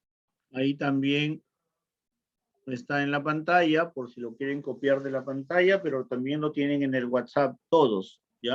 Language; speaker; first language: Spanish; native; Spanish